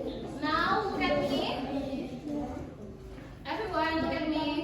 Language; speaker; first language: English; non-native, fluent; Indonesian